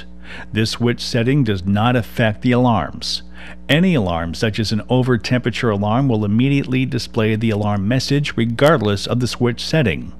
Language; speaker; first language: English; native; English